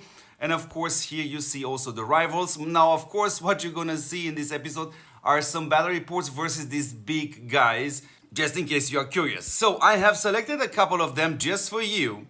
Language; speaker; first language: English; non-native, fluent; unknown